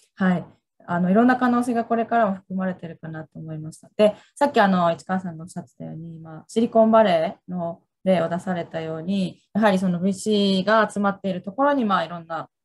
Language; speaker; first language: Japanese; native; Japanese